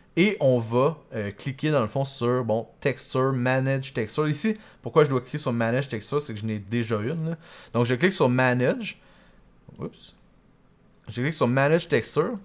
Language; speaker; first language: French; native; French